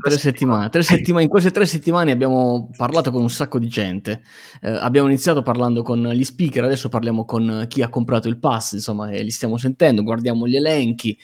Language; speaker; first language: Italian; native; Italian